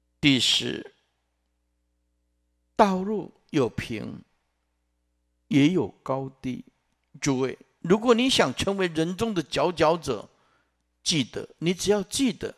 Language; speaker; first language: Chinese; non-native, local second language; Min Nan Chinese